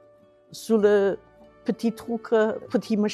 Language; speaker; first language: French; non-native, learner; Chinese